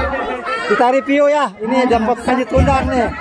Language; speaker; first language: Indonesian; non-native, local second language; Sundanese